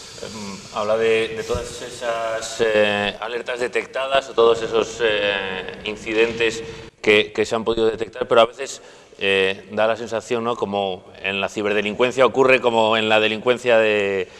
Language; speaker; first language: Spanish; native; Spanish